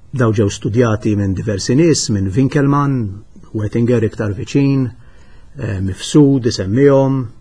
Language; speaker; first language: Maltese; native; Maltese